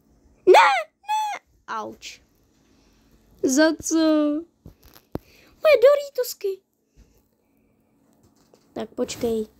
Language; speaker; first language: Czech; early bilingual, other home language; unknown